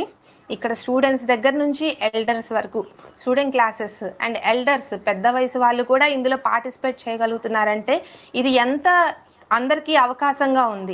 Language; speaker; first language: Telugu; native; Telugu